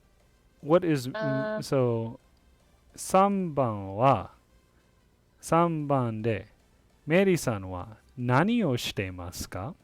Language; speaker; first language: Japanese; non-native, fluent; English